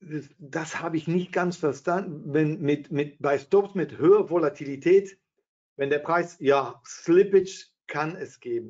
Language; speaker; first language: German; non-native, fluent; Dutch